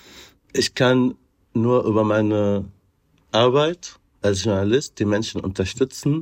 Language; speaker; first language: German; non-native, fluent; Arabic